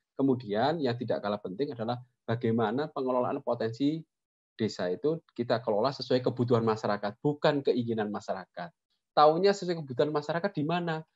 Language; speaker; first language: Indonesian; non-native, local second language; Javanese